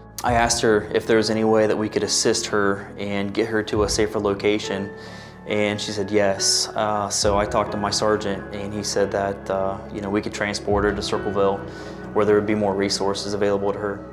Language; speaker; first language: English; native; English